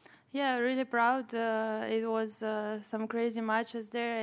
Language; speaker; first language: English; non-native, fluent; Russian